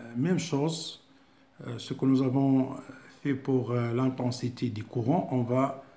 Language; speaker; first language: French; non-native, local second language; Arabic